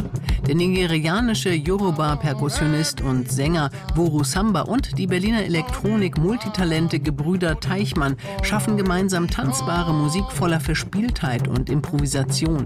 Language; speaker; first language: German; native; German